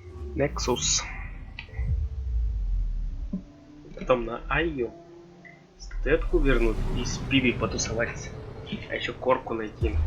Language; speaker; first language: Russian; native; Russian